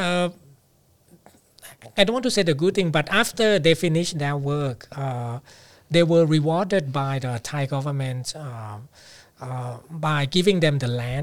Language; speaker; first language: English; non-native, fluent; Thai